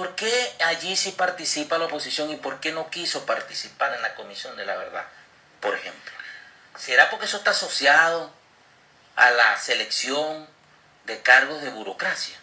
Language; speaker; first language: Spanish; native; Spanish